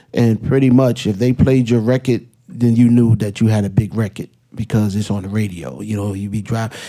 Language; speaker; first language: English; native; English